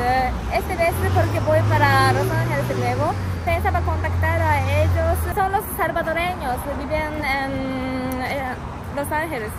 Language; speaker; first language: Spanish; non-native, learner; Japanese